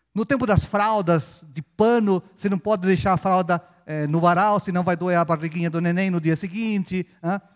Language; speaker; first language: Portuguese; non-native, fluent; Spanish